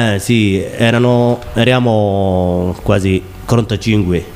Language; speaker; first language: Italian; non-native, learner; Somali